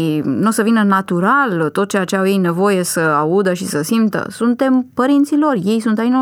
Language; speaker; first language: Romanian; native; Romanian